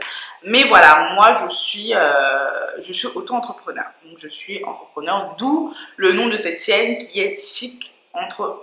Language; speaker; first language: French; native; French